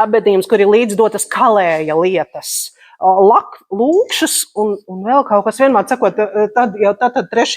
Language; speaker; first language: Latvian; native; Latvian